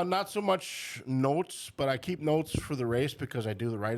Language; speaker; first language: English; native; English